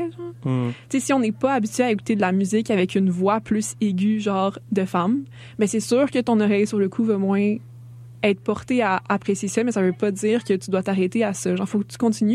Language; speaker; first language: French; native; French